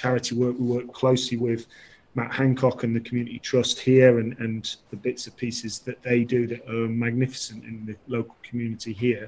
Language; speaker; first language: English; native; English